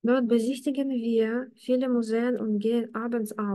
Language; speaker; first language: German; non-native, fluent; Ukrainian